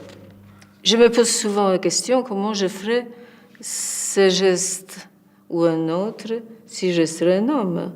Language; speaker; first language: French; non-native, fluent; Polish